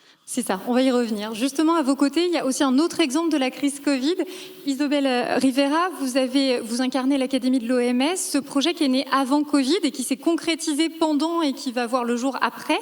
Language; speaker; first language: French; native; French